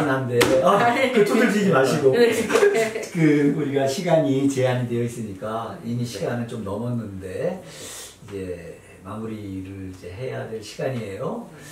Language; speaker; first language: Korean; native; Korean